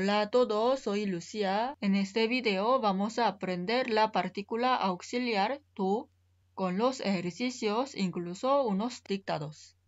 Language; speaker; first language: Spanish; non-native, fluent; Korean